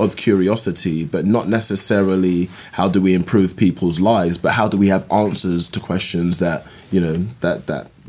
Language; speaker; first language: English; native; English